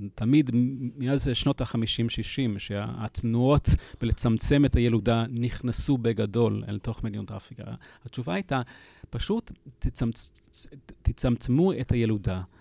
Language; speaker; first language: Hebrew; non-native, fluent; English